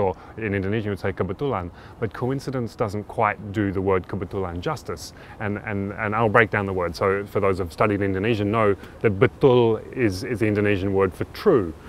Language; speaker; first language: English; early bilingual, other home language; Indonesian